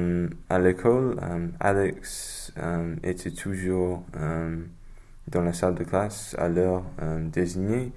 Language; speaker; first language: French; non-native, learner; English